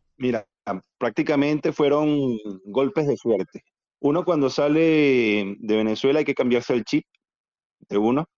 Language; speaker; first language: Spanish; native; Spanish